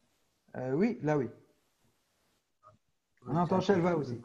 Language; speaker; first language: French; native; French